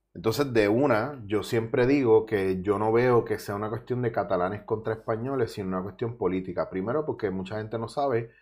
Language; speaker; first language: Spanish; native; Spanish